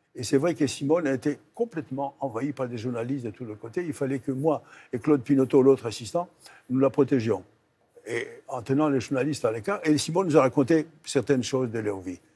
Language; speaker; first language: French; non-native, fluent; Greek